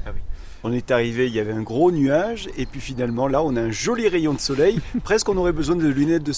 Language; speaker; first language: French; native; French